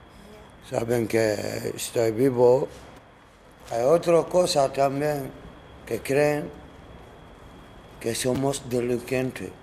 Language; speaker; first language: Spanish; non-native, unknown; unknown